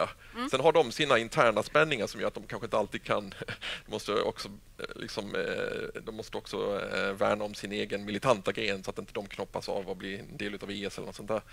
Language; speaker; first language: Swedish; native; Swedish